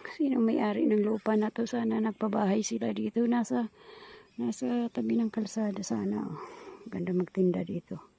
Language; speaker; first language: Filipino; non-native, local second language; Bikol